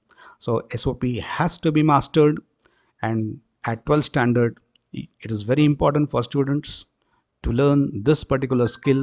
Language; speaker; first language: English; non-native, local second language; Marathi